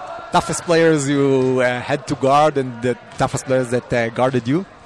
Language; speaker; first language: English; non-native, fluent; Hebrew